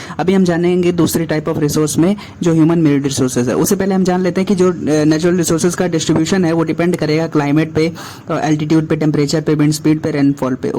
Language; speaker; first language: Hindi; native; Hindi